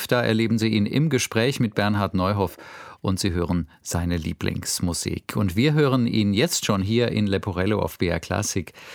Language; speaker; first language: German; native; German